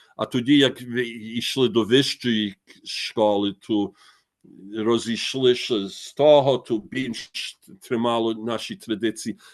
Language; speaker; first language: Ukrainian; early bilingual, heritage; Ukrainian